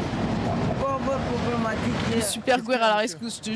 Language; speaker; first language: French; native; French